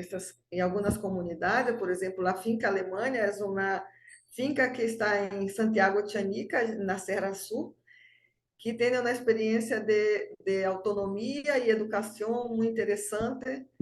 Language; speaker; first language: Portuguese; non-native, fluent; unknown